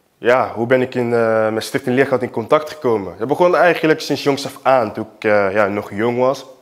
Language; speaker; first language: Dutch; early bilingual, other home language; Portuguese